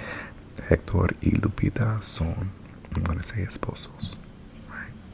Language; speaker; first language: Spanish; non-native, learner; English